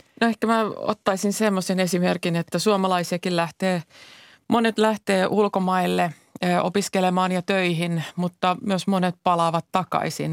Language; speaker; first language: Finnish; native; Finnish